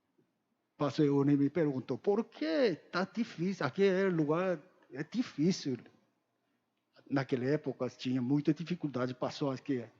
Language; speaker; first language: Portuguese; non-native, learner; Korean